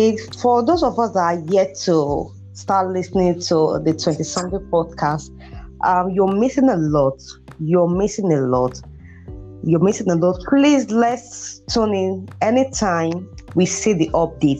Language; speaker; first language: English; non-native, local second language; Bini